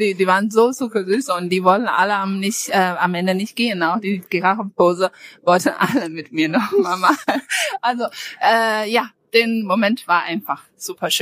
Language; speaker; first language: German; non-native, fluent; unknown